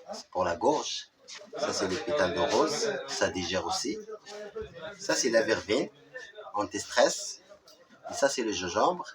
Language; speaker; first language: French; non-native, local second language; Arabic